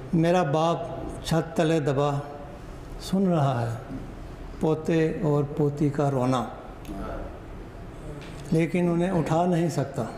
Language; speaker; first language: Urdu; non-native, local second language; Punjabi